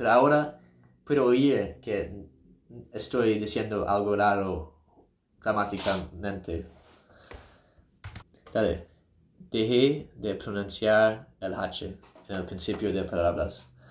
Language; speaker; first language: Spanish; non-native, learner; English